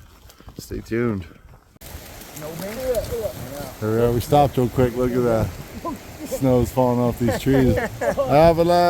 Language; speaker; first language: English; native; English